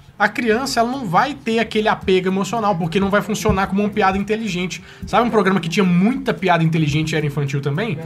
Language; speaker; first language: Portuguese; native; Portuguese